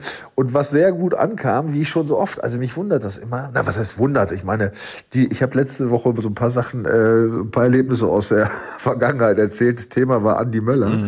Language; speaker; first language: German; native; German